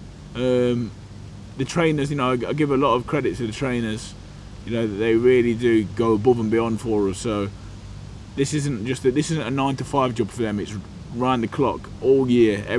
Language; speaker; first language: English; native; English